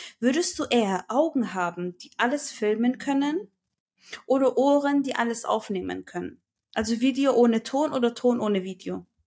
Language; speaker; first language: German; early bilingual, other home language; Turkish